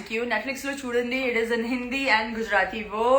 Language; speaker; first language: Telugu; non-native, learner; Gujarati